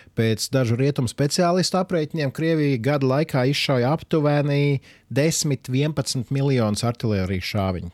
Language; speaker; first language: Latvian; native; Latvian